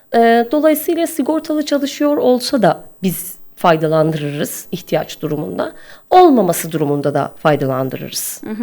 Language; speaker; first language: Turkish; native; Turkish